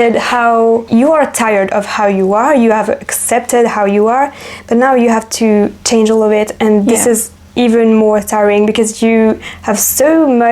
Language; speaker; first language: English; non-native, fluent; French